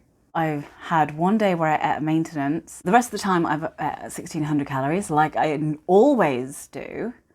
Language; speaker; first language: English; native; English